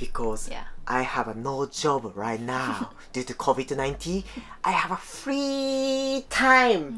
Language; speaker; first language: English; non-native, learner; Japanese